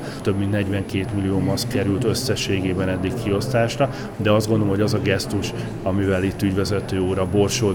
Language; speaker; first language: Hungarian; native; Hungarian